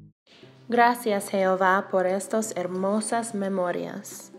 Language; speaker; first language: Spanish; non-native, fluent; English